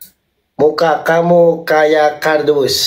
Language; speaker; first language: Indonesian; non-native, local second language; Sundanese